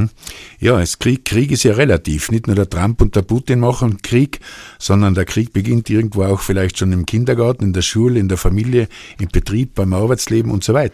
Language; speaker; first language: German; native; German